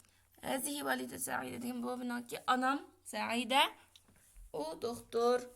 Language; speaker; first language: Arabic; non-native, fluent; Uyghur